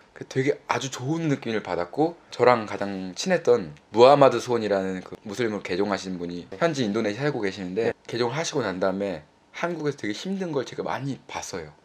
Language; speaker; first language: Korean; native; Korean